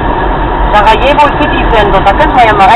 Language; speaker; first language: German; native; German